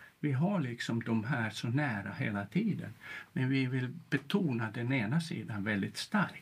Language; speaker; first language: Swedish; non-native, local second language; Finnish